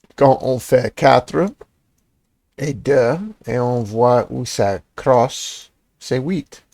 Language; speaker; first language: French; non-native, learner; English